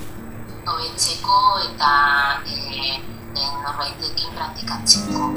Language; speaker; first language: Basque; non-native, learner; Spanish